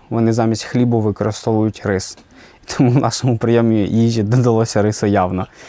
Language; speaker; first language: Ukrainian; native; Ukrainian